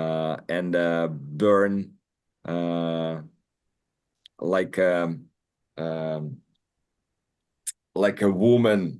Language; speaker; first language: English; non-native, learner; Russian